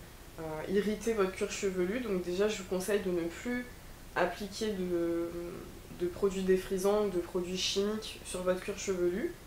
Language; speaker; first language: French; native; French